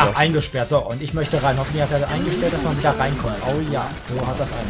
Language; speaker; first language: German; native; German